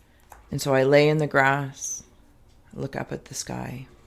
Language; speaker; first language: English; native; English